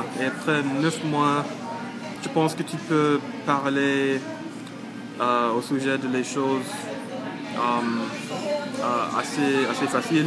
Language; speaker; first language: French; non-native, learner; English